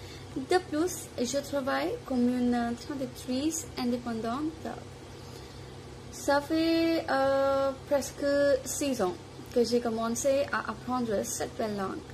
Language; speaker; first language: French; non-native, fluent; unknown